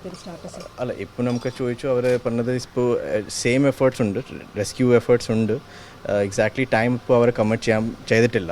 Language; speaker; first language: Malayalam; non-native, local second language; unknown